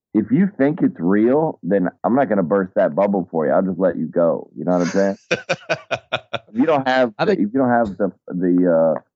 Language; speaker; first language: English; native; English